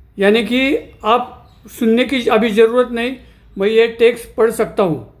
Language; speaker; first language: Hindi; non-native, local second language; Marathi